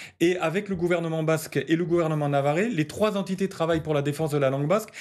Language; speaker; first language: French; native; French